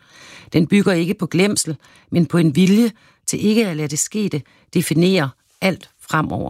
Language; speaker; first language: Danish; native; Danish